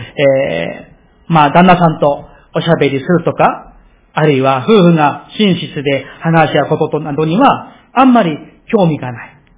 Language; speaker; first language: Japanese; non-native, fluent; Korean